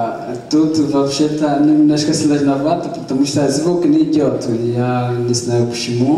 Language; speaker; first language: Russian; native; Russian